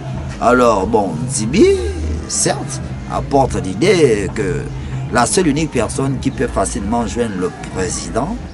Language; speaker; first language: French; non-native, local second language; Fang